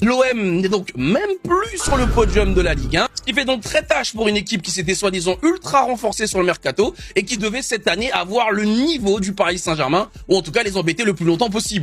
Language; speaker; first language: French; native; French